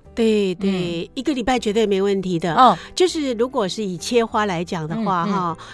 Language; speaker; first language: Chinese; native; Chinese